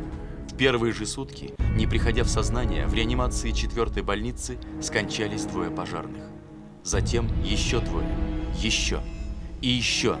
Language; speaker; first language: Russian; native; Russian